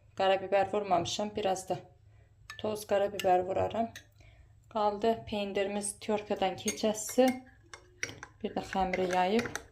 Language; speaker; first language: Azerbaijani; early bilingual, heritage; Azerbaijani